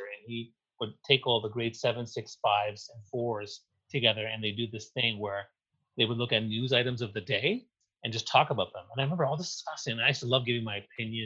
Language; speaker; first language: English; native; English